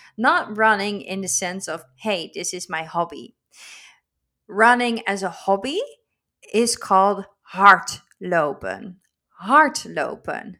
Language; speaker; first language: English; non-native, fluent; Dutch